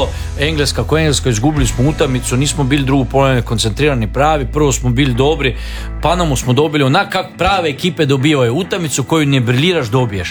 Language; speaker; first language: Serbian; native; Serbian